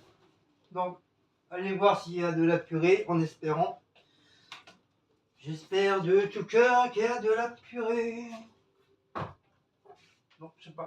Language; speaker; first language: French; native; French